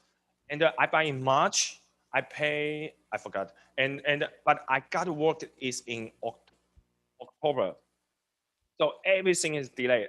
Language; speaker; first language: English; non-native, learner; Chinese